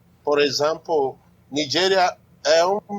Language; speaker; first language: Portuguese; non-native, learner; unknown